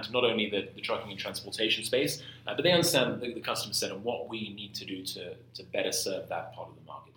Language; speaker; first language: English; native; English